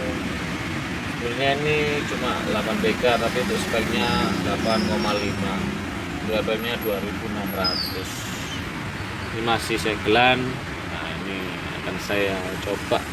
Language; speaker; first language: Indonesian; non-native, local second language; Javanese